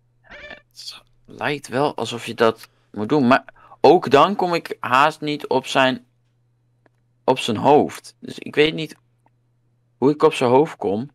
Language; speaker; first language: Dutch; native; Dutch